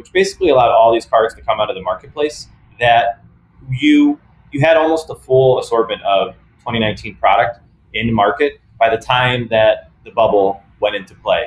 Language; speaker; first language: English; native; English